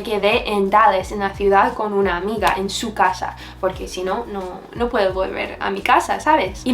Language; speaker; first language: Spanish; non-native, fluent; English